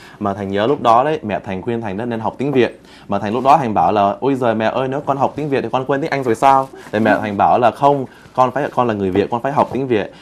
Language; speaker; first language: Vietnamese; early bilingual, heritage; Vietnamese